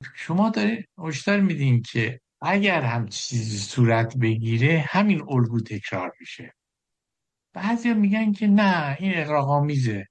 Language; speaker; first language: Persian; native; Persian